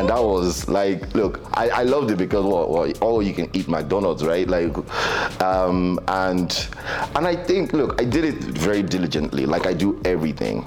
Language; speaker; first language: English; non-native, local second language; Yoruba